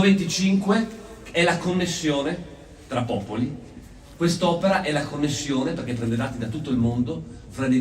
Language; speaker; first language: Italian; native; Italian